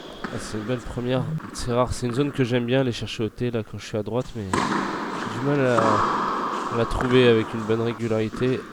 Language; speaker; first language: French; native; French